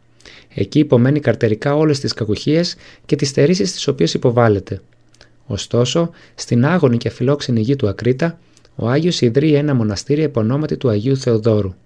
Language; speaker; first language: Greek; native; Greek